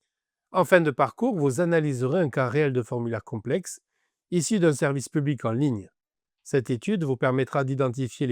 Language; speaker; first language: French; native; French